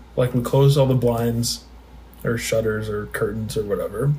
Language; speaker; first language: English; native; English